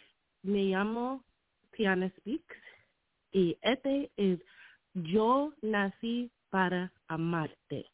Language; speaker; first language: Spanish; non-native, learner; English